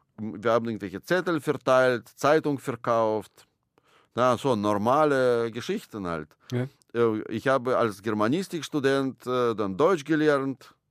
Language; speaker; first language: German; non-native, fluent; Russian